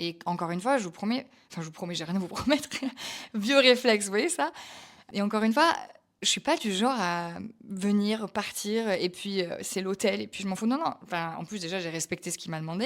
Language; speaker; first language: French; native; French